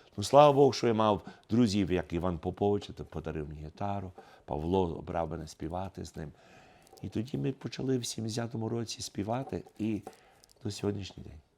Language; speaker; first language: Ukrainian; early bilingual, heritage; Ukrainian